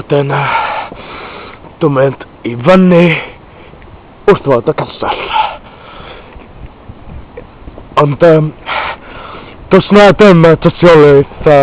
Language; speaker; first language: Welsh; non-native, local second language; English